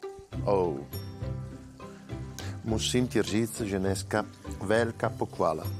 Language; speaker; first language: Czech; non-native, learner; Italian